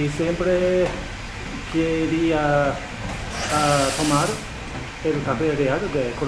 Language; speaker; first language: Spanish; non-native, learner; English